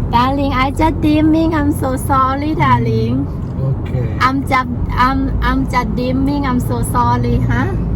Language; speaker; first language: Thai; native; Thai